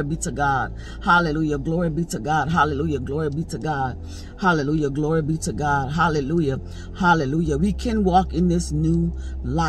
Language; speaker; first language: English; native; English